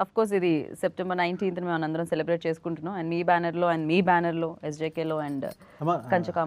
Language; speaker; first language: Telugu; native; Telugu